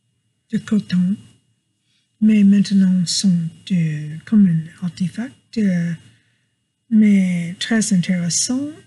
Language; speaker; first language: French; non-native, learner; English